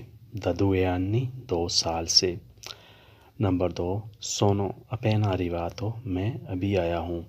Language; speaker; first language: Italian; non-native, fluent; Urdu